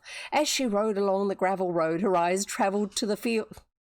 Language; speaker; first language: English; native; English